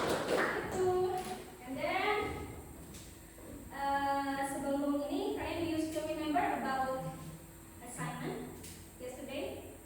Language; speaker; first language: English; non-native, fluent; Indonesian